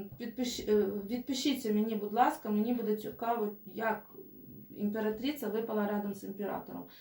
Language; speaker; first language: Ukrainian; non-native, local second language; Russian